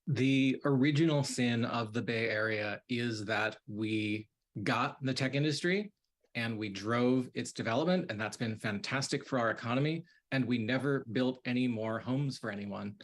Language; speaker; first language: English; native; English